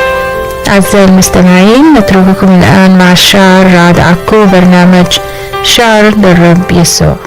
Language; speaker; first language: Arabic; native; Arabic